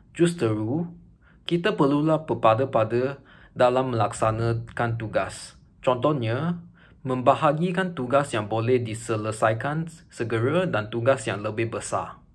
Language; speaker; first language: Malay; non-native, local second language; Chinese